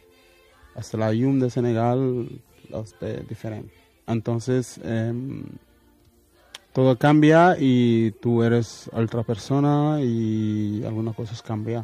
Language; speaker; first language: Catalan; non-native, fluent; Wolof